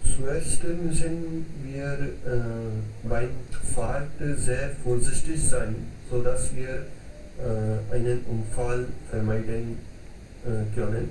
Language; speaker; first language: German; non-native, learner; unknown